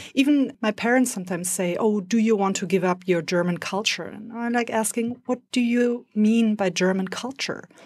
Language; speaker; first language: English; non-native, fluent; German